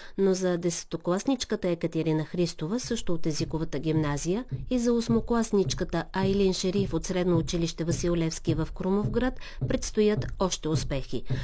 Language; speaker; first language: Bulgarian; native; Bulgarian